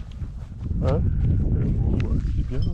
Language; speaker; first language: French; native; French